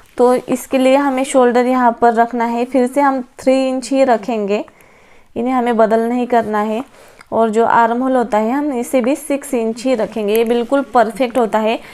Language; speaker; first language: Hindi; non-native, local second language; Marathi